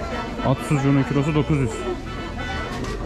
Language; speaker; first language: Turkish; native; Turkish